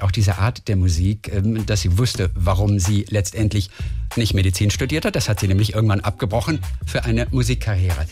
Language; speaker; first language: German; native; German